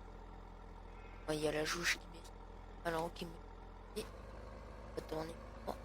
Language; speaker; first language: French; native; French